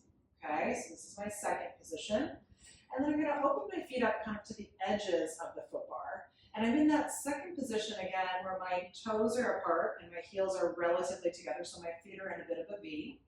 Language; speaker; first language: English; native; English